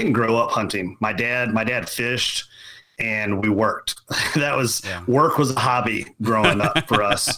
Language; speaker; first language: English; native; English